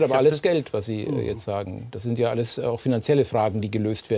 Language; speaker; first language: German; native; German